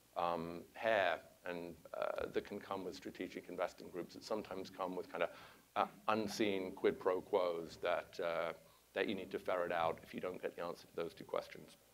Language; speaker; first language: English; native; English